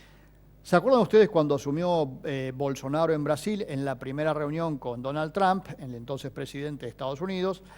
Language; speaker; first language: Spanish; native; Spanish